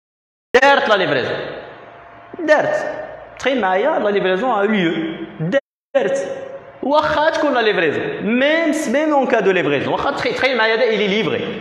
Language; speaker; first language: French; non-native, local second language; Arabic